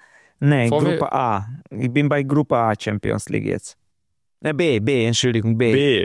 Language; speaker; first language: German; non-native, learner; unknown